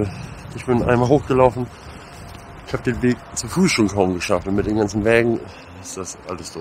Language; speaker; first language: German; native; German